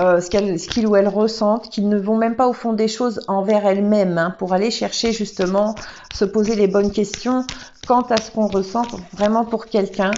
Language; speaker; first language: French; native; French